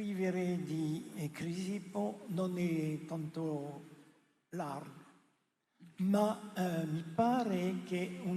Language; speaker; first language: Italian; non-native, fluent; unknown